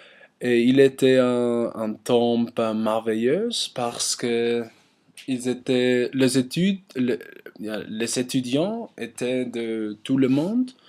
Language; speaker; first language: French; non-native, learner; German